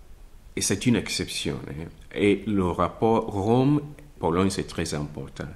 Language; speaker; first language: French; non-native, fluent; Italian